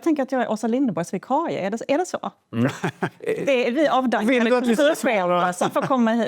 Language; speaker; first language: Swedish; native; Swedish